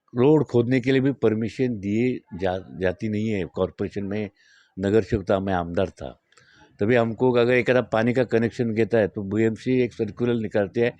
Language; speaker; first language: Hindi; non-native, local second language; Marathi